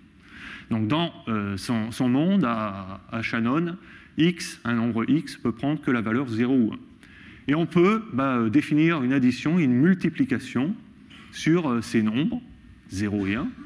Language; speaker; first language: French; native; French